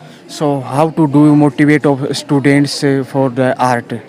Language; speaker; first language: English; non-native, local second language; Hindi